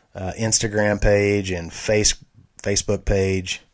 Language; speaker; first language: English; native; English